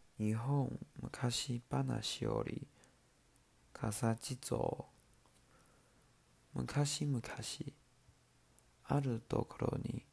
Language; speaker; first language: Japanese; non-native, learner; Chinese